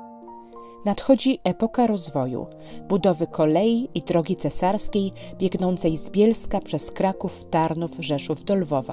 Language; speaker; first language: Polish; native; Polish